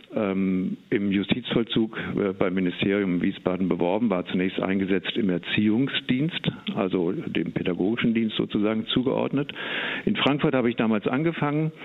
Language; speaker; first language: German; native; German